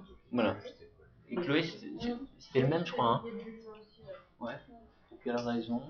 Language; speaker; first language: French; native; French